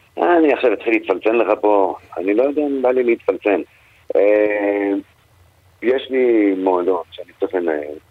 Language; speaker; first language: Hebrew; native; Hebrew